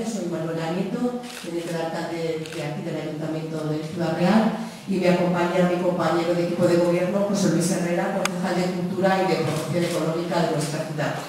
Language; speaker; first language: Spanish; native; Spanish